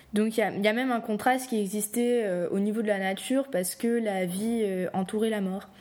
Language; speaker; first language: French; native; French